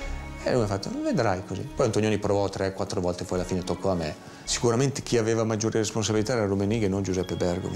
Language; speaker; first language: Italian; native; Italian